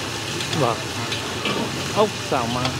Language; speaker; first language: Vietnamese; native; Vietnamese